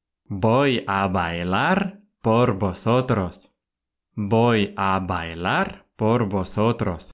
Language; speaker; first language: Spanish; non-native, fluent; Russian